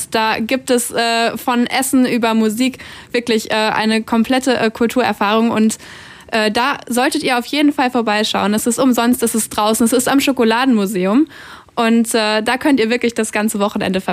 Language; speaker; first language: German; native; German